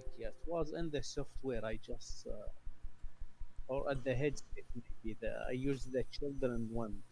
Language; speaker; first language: English; non-native, learner; Arabic